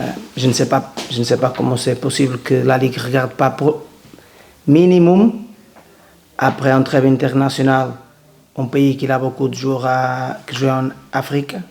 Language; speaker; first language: French; non-native, learner; Portuguese